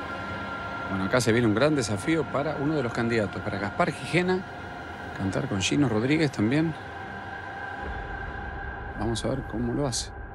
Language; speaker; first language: Spanish; native; Spanish